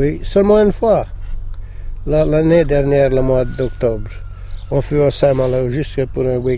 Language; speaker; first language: French; non-native, local second language; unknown